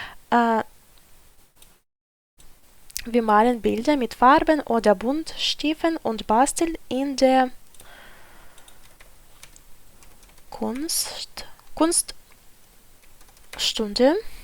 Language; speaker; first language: German; non-native, fluent; Ukrainian